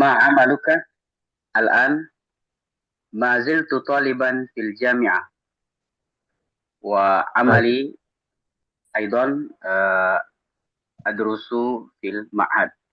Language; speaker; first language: Arabic; non-native, learner; Indonesian